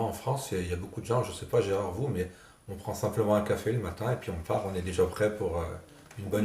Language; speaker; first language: French; native; French